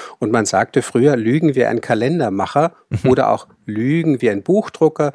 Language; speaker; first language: German; native; German